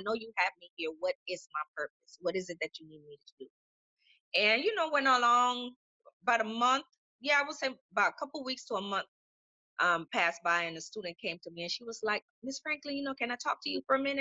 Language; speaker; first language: English; non-native, fluent; Spanish